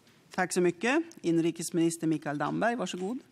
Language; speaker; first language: Swedish; native; Swedish